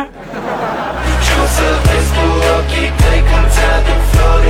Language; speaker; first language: Chinese; native; Chinese